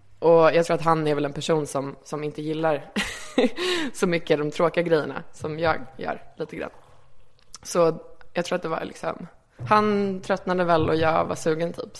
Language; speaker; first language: Swedish; early bilingual, other home language; Icelandic